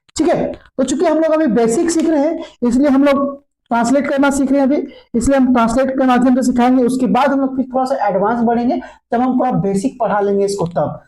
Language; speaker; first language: Hindi; native; Hindi